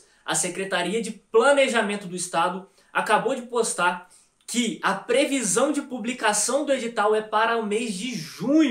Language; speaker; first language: Portuguese; native; Portuguese